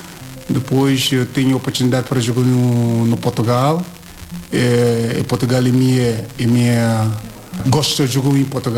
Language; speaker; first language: Portuguese; non-native, learner; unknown